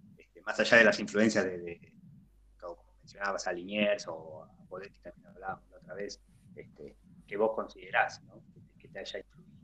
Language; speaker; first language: Spanish; native; Spanish